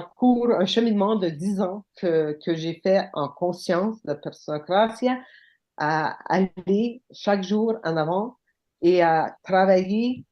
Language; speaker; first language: French; non-native, local second language; English